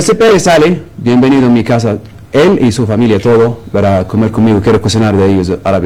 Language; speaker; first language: Spanish; non-native, learner; Arabic